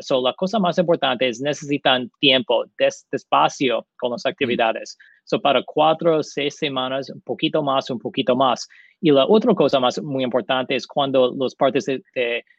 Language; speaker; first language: Spanish; non-native, learner; English